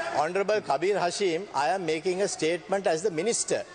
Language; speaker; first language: English; non-native, local second language; Sinhala